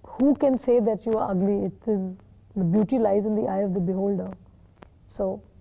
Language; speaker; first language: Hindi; non-native, local second language; Bangla